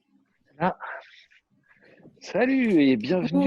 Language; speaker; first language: French; native; French